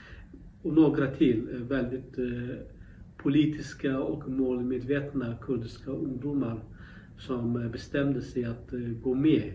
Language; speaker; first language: Swedish; non-native, local second language; Kurdish